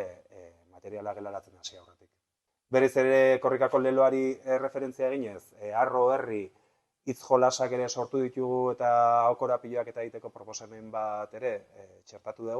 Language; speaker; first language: Basque; native; Basque